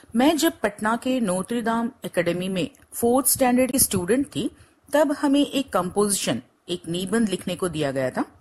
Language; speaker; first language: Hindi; non-native, local second language; Gujarati